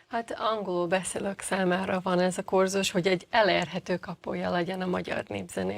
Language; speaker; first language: Hungarian; non-native, fluent; English